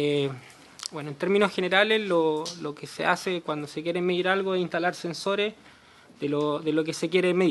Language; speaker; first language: Spanish; native; Spanish